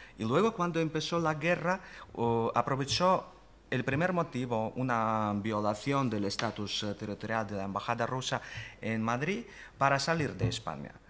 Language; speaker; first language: Spanish; non-native, fluent; Russian